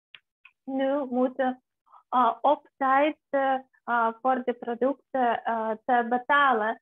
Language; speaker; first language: Dutch; non-native, fluent; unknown